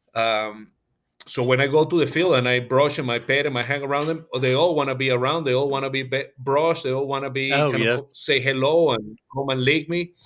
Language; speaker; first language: English; non-native, fluent; Spanish